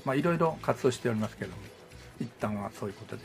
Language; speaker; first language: Japanese; native; Japanese